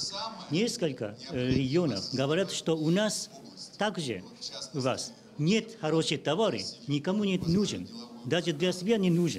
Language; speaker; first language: Russian; non-native, learner; Japanese